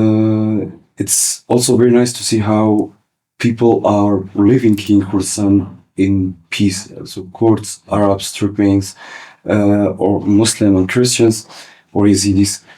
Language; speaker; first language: English; early bilingual, other home language; Kurdish